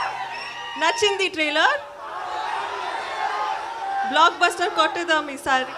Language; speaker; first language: Telugu; non-native, learner; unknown